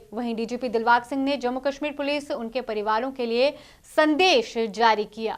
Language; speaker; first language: Hindi; native; Hindi